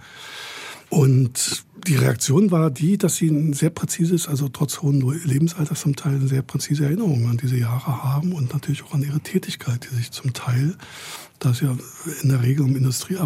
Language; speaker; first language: German; native; German